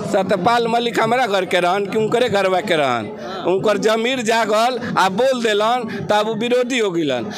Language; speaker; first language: Hindi; native; Hindi